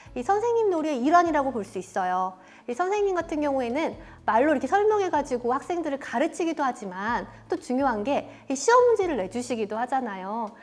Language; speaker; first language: Korean; native; Korean